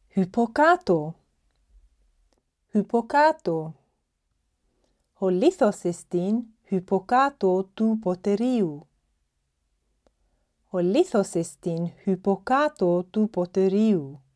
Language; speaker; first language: Greek; non-native, fluent; English